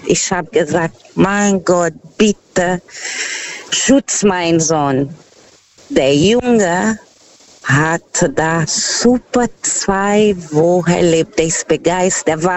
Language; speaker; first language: German; non-native, fluent; Portuguese